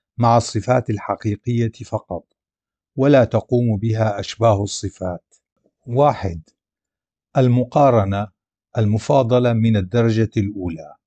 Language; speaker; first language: Arabic; non-native, local second language; Adyghe